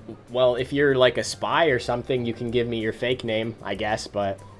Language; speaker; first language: English; native; English